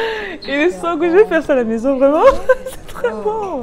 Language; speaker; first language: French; non-native, local second language; English